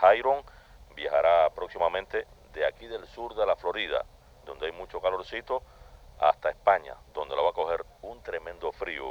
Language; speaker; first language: Spanish; native; Spanish